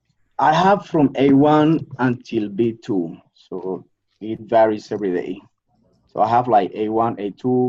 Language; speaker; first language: English; non-native, fluent; Spanish